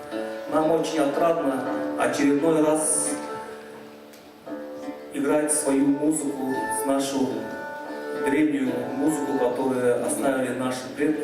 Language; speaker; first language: Russian; non-native, local second language; Tuvinian